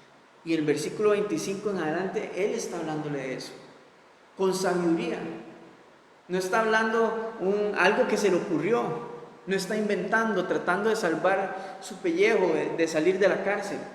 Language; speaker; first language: Spanish; native; Spanish